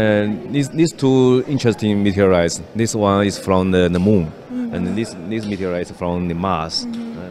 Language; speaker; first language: English; non-native, fluent; Chinese